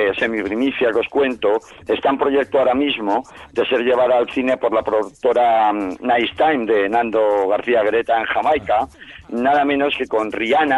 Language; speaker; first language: Spanish; native; Spanish